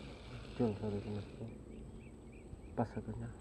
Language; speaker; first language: Indonesian; native; Indonesian